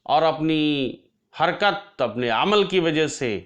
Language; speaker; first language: Hindi; non-native, local second language; Assamese